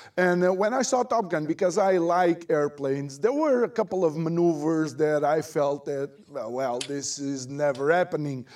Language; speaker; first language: English; non-native, fluent; Portuguese